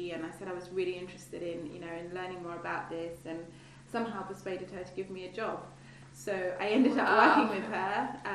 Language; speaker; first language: English; native; English